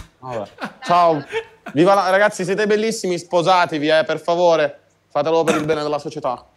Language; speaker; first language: Italian; native; Italian